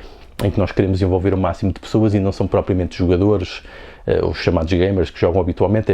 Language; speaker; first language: Portuguese; native; Portuguese